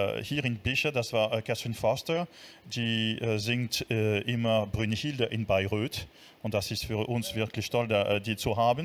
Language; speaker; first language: German; non-native, fluent; French